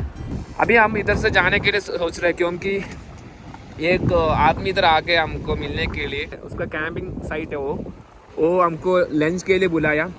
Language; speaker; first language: Hindi; non-native, local second language; Malayalam